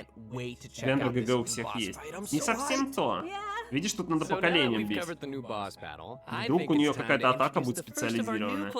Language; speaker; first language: Russian; native; Russian